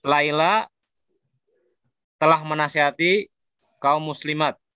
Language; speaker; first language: Indonesian; native; Indonesian